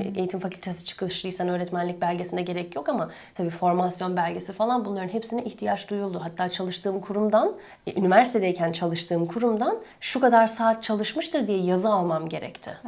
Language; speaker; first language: Turkish; native; Turkish